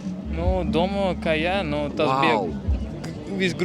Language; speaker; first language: Latvian; non-native, local second language; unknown